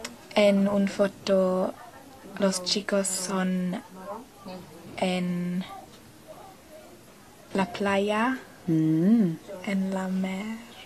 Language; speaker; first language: Spanish; non-native, learner; English